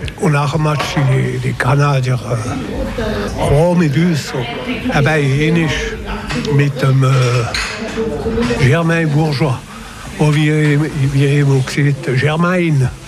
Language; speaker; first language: German; non-native, local second language; French